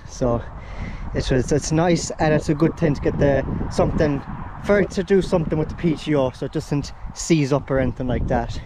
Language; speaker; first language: English; native; English